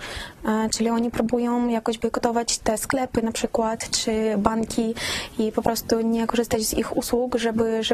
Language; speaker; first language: Polish; non-native, fluent; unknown